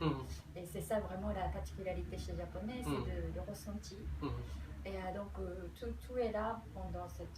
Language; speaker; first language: French; non-native, fluent; Japanese